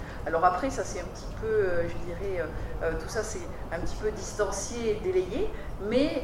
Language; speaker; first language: French; native; French